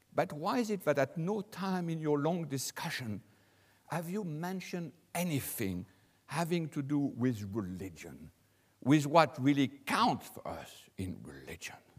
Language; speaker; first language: English; non-native, fluent; French